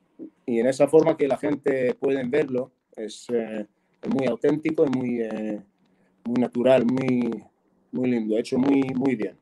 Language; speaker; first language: Spanish; non-native, fluent; Hebrew